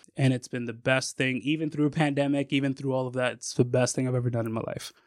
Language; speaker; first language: English; native; English